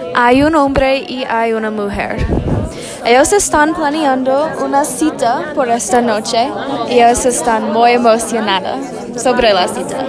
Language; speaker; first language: Spanish; non-native, learner; English